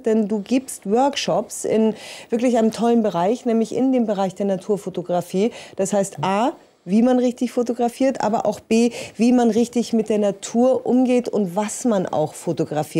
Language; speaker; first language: German; native; German